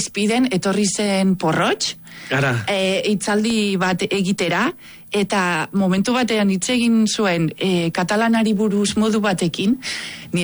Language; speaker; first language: Basque; non-native, local second language; Catalan